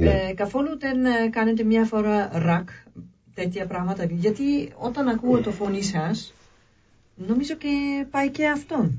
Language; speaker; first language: Greek; non-native, learner; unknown